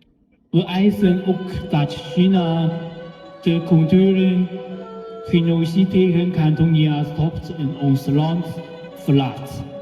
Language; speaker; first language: Dutch; non-native, learner; Cantonese